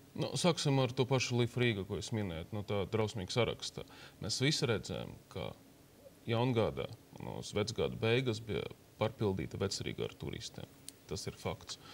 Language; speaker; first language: Latvian; non-native, local second language; Russian